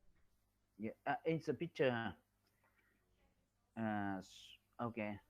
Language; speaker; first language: English; non-native, learner; Vietnamese